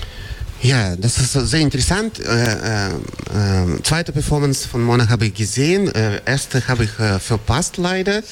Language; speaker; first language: German; non-native, fluent; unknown